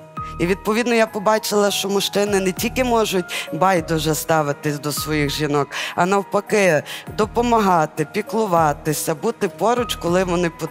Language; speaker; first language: Ukrainian; native; Ukrainian